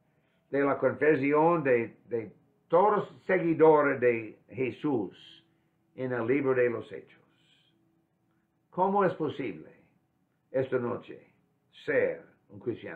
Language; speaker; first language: Spanish; non-native, fluent; English